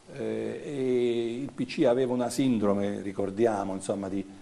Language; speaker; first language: Italian; native; Italian